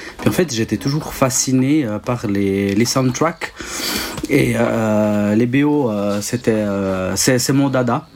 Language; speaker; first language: French; non-native, local second language; Italian